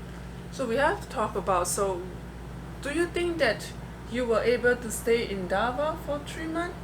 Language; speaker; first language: English; non-native, fluent; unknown